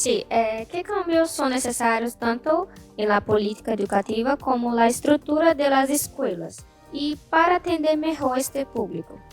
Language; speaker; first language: Spanish; non-native, learner; Portuguese